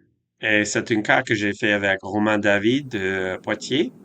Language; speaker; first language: French; non-native, fluent; English